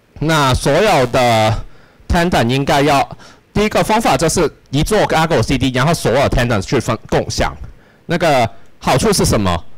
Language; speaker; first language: Chinese; non-native, local second language; Cantonese